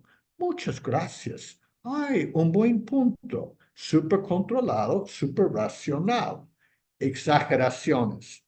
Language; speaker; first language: Spanish; non-native, fluent; English